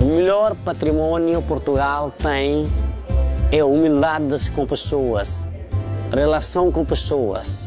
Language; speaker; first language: Portuguese; non-native, fluent; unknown